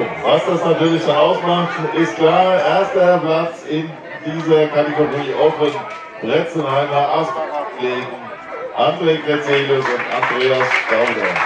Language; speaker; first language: German; native; German